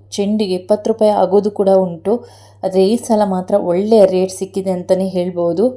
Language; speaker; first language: Kannada; non-native, local second language; Tulu